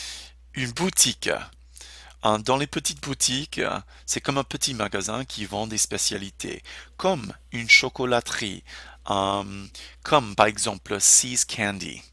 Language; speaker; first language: French; non-native, fluent; English